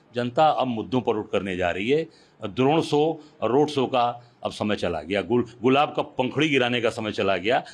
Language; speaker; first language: Hindi; native; Hindi